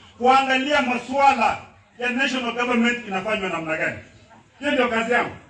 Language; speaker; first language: Swahili; non-native, local second language; Luyia